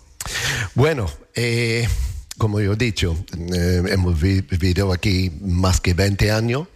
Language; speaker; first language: Spanish; non-native, learner; English